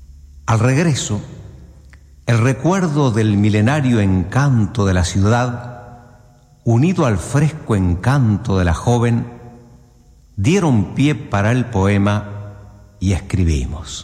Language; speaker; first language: Spanish; native; Spanish